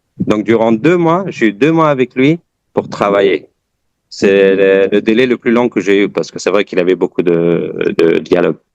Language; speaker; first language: French; early bilingual, other home language; Persian